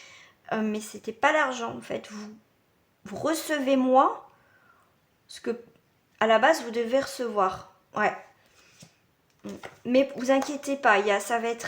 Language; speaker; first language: French; native; French